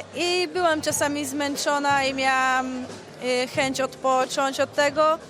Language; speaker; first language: Polish; native; Polish